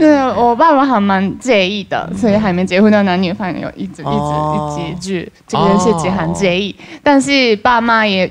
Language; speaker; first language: Chinese; non-native, fluent; Japanese